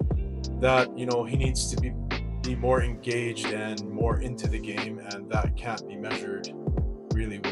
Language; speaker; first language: English; native; English